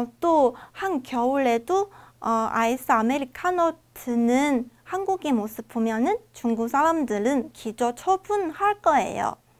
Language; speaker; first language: Korean; non-native, fluent; Chinese